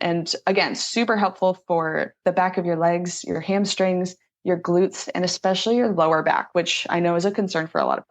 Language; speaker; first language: English; native; English